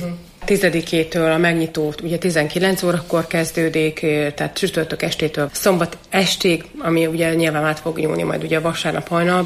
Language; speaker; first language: Hungarian; native; Hungarian